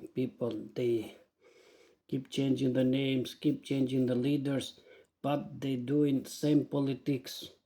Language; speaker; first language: English; non-native, learner; Albanian